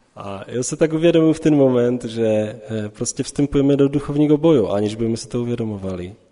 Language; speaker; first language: Czech; non-native, local second language; Polish